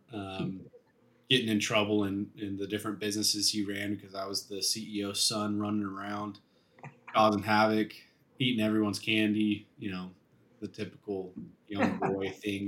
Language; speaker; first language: English; native; English